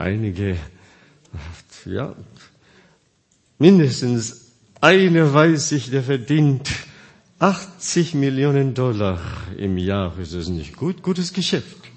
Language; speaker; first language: German; non-native, fluent; Korean